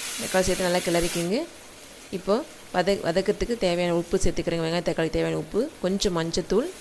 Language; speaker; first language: Tamil; native; Tamil